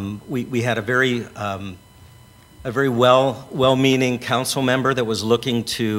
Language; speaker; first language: English; native; English